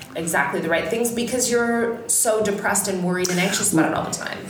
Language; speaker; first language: English; native; English